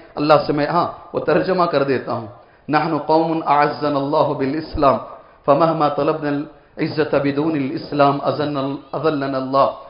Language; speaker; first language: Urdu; native; Urdu